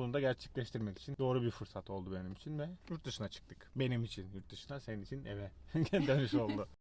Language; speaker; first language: Turkish; native; Turkish